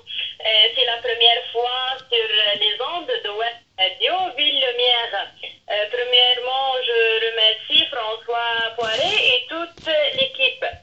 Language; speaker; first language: French; non-native, local second language; Arabic